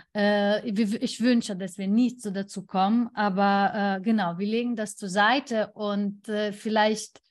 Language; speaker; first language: German; non-native, fluent; Lithuanian